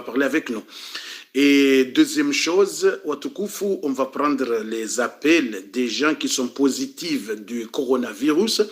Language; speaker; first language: French; non-native, local second language; Comorian